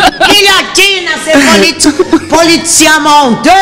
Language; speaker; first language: French; non-native, fluent; Portuguese